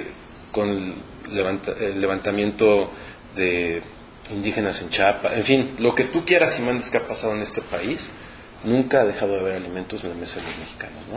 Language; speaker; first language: Spanish; native; Spanish